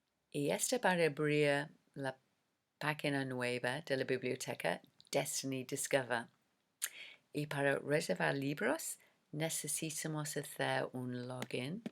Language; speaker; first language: Spanish; non-native, learner; English